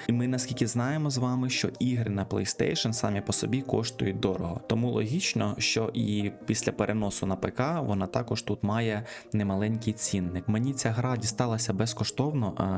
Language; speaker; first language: Ukrainian; native; Ukrainian